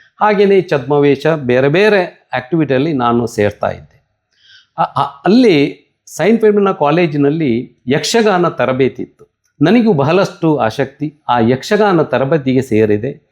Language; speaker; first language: Kannada; non-native, local second language; Tulu